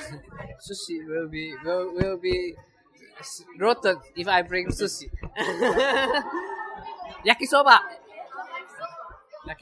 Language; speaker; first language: English; non-native, fluent; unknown